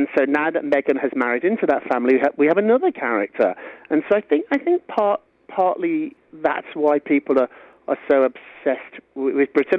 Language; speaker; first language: English; native; English